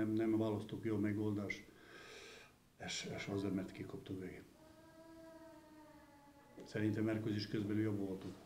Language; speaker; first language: Hungarian; non-native, learner; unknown